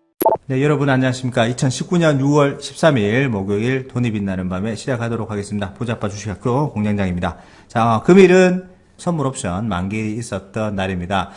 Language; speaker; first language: Korean; native; Korean